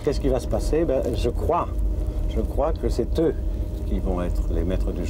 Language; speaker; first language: French; native; French